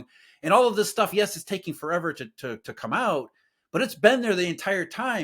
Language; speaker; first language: English; native; English